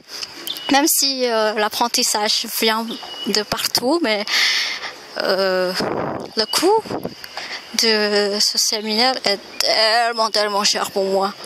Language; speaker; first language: French; non-native, fluent; Indonesian